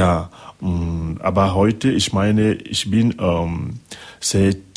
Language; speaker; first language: German; non-native, learner; French